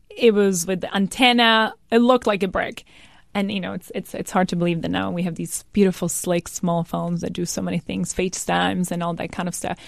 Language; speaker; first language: English; non-native, fluent; Czech